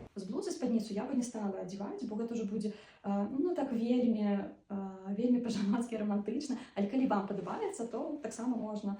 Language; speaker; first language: Belarusian; non-native, local second language; Russian